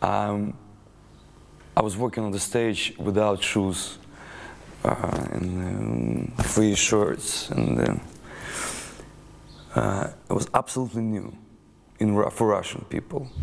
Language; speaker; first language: English; non-native, learner; Russian